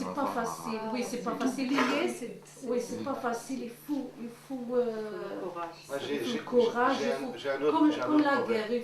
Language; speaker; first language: French; non-native, learner; Arabic